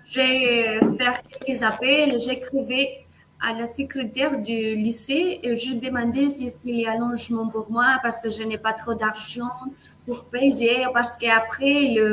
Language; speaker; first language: French; non-native, fluent; Spanish